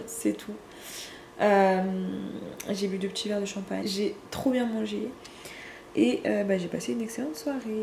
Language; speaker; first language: French; native; French